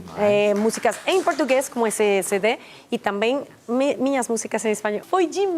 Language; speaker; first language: Portuguese; non-native, fluent; Spanish